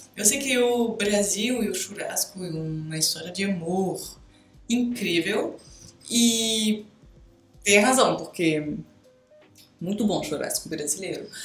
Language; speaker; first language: Portuguese; non-native, fluent; French